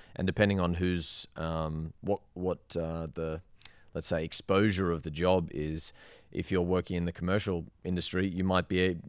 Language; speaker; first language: English; native; English